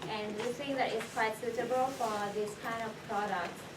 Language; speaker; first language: English; non-native, fluent; Vietnamese